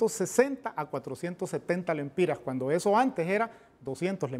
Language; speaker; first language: Spanish; native; Spanish